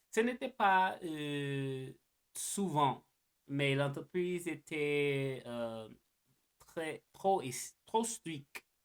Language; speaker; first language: French; non-native, learner; English